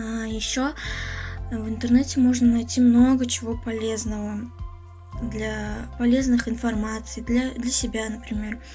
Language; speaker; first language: Russian; non-native, local second language; Kazakh